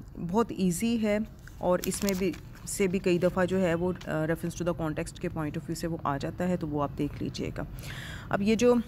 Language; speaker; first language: Urdu; non-native, local second language; Punjabi